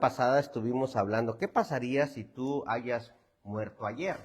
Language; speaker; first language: Spanish; native; Spanish